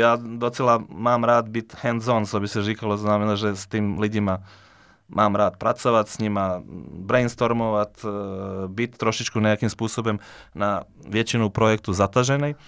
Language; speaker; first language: Czech; non-native, fluent; Serbian